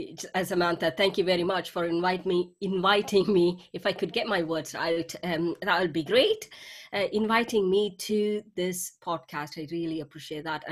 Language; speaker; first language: English; non-native, local second language; Tamil